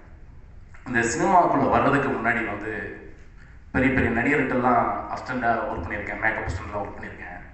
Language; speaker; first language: Tamil; native; Tamil